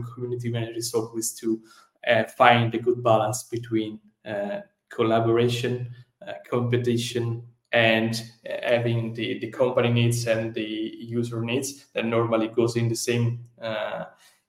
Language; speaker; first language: English; non-native, fluent; Italian